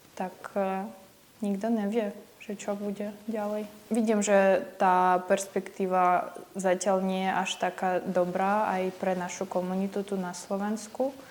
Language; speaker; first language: Slovak; non-native, learner; Ukrainian